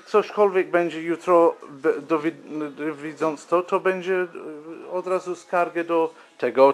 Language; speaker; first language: Polish; non-native, fluent; English